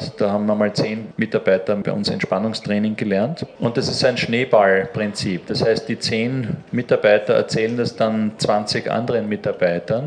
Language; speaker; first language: German; native; German